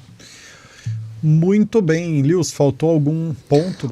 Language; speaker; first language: Portuguese; native; Portuguese